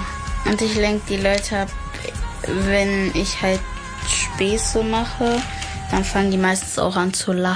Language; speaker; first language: German; native; German